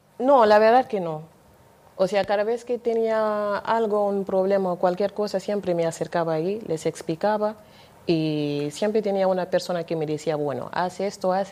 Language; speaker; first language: Spanish; non-native, fluent; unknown